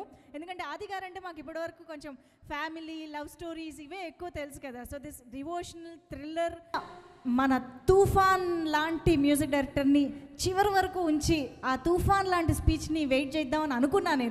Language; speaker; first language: Telugu; native; Telugu